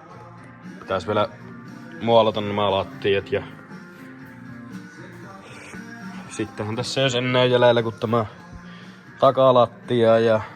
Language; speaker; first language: Finnish; native; Finnish